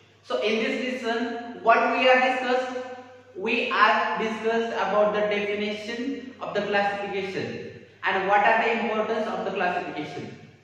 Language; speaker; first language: English; non-native, local second language; Marathi